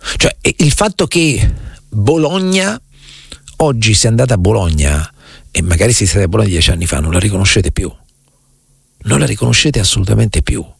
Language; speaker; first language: Italian; native; Italian